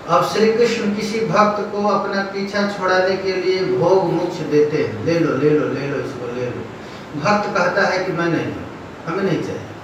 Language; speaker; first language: Hindi; non-native, local second language; Bangla